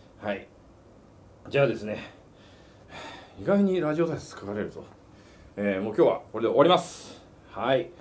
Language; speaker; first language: Japanese; native; Japanese